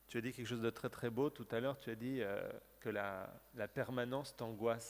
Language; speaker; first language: French; native; French